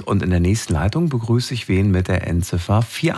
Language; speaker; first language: German; native; German